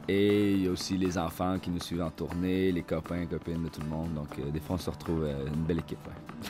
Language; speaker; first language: French; native; French